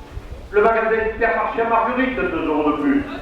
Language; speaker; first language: French; native; French